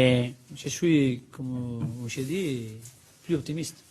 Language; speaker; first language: French; non-native, learner; Spanish